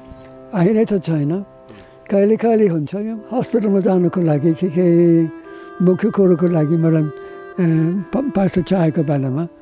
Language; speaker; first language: Nepali; non-native, learner; English